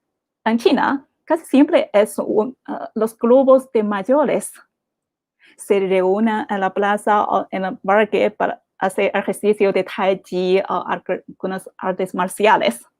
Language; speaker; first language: Spanish; non-native, fluent; Chinese